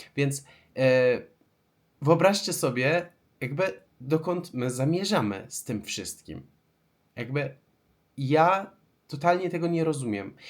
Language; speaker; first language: Polish; non-native, fluent; Persian